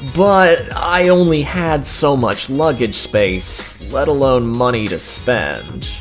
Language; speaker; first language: English; native; English